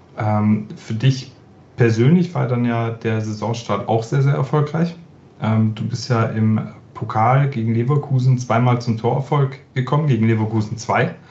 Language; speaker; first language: German; native; German